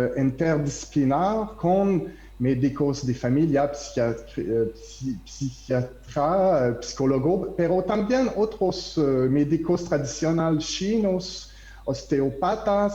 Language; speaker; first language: Spanish; non-native, learner; French